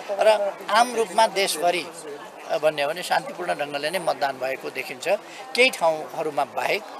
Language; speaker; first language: Nepali; native; Nepali